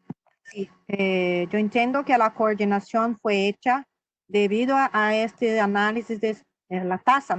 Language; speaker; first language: Spanish; non-native, fluent; Portuguese